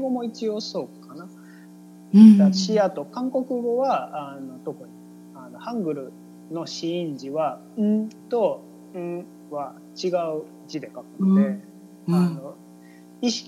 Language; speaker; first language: Japanese; native; Japanese